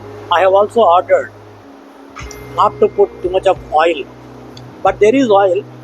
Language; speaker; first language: English; non-native, local second language; Telugu